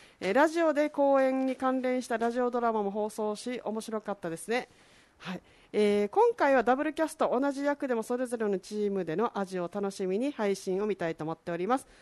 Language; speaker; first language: Japanese; native; Japanese